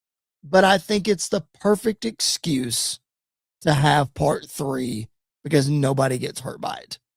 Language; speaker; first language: English; native; English